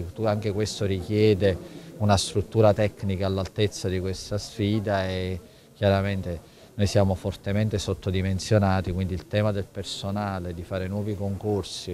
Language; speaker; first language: Italian; native; Italian